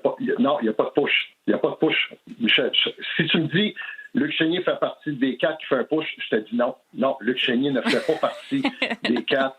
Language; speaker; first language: French; native; French